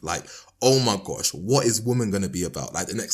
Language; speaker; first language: English; native; English